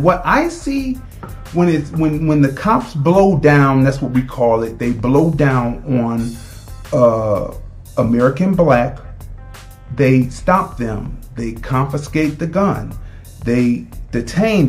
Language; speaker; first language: English; native; English